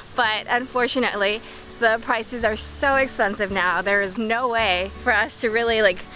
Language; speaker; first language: English; native; English